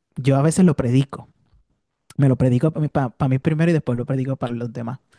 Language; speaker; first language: Spanish; native; Spanish